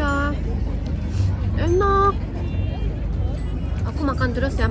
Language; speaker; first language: Indonesian; non-native, fluent; Japanese